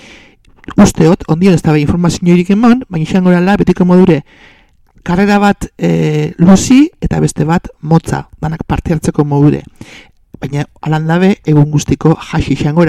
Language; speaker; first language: Basque; native; Basque